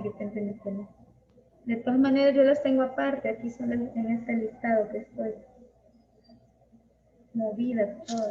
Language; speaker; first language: Spanish; native; Spanish